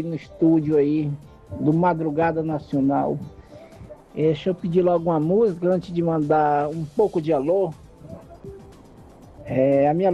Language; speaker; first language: Portuguese; native; Portuguese